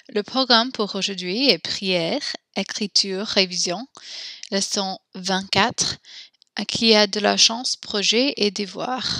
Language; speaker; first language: French; non-native, learner; English